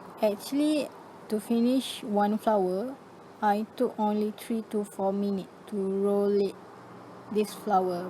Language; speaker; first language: English; non-native, local second language; Malay